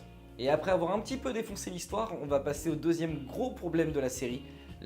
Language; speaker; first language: French; native; French